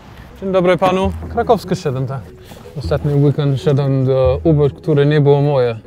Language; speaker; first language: Polish; non-native, learner; English